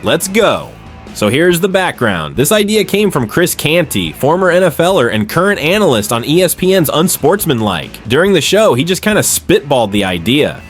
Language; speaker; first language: English; native; English